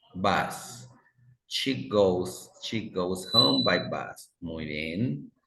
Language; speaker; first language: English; non-native, fluent; Spanish